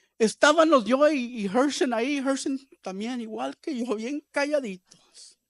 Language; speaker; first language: Spanish; early bilingual, heritage; Spanish